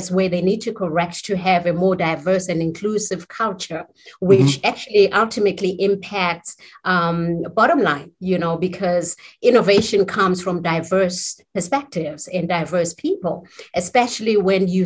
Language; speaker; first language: English; non-native, local second language; Zulu